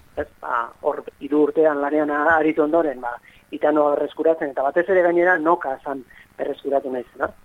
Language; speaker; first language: Basque; native; Basque